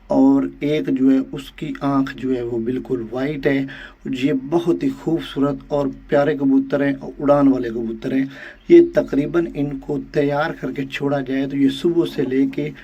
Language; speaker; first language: Urdu; non-native, local second language; Punjabi